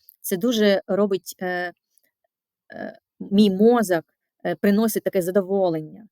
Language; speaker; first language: Ukrainian; non-native, local second language; Russian